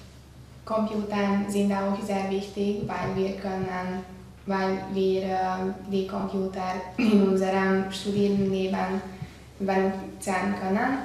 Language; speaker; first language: German; non-native, learner; Hungarian